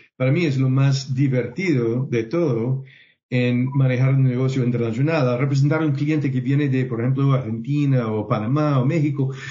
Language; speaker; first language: Spanish; non-native, fluent; English